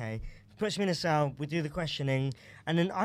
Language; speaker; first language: English; native; English